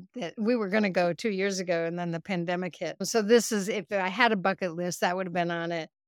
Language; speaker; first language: English; native; English